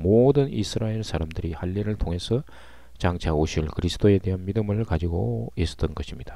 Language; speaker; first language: Korean; native; Korean